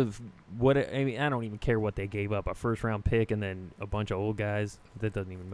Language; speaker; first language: English; native; English